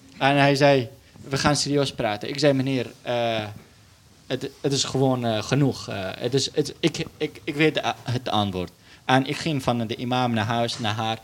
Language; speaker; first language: Dutch; non-native, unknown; Arabic